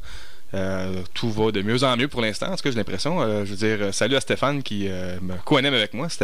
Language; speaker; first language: French; native; French